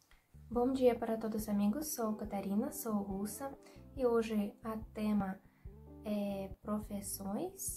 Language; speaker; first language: Portuguese; non-native, fluent; Russian